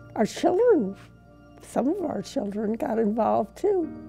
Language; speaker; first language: English; native; English